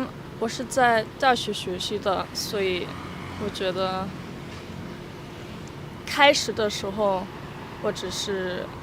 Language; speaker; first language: Chinese; non-native, fluent; German